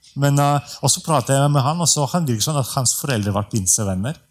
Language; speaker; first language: Norwegian; non-native, fluent; Russian